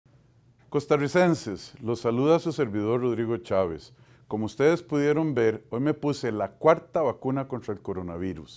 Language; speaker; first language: Spanish; native; Spanish